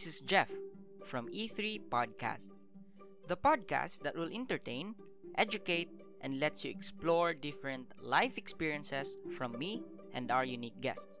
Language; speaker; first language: English; non-native, local second language; Cebuano